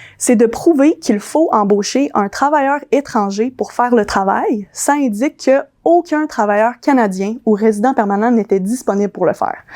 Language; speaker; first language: French; early bilingual, other home language; English